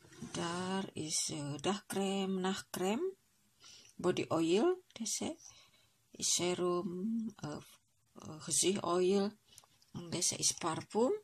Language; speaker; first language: Dutch; non-native, learner; Indonesian